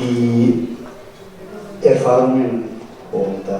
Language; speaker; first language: German; non-native, fluent; Tibetan